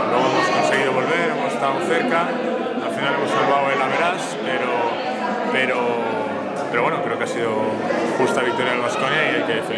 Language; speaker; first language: Spanish; native; Spanish